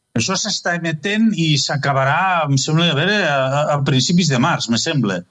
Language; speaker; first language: Catalan; native; Catalan